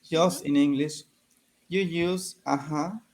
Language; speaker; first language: English; non-native, learner; Spanish